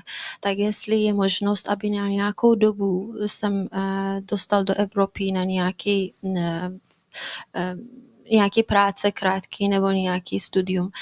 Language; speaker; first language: Czech; non-native, fluent; Persian